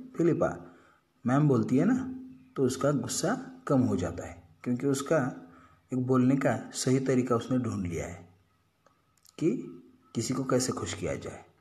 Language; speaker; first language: Hindi; non-native, local second language; Marathi